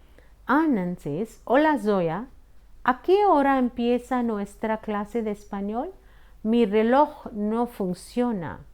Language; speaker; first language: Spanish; non-native, fluent; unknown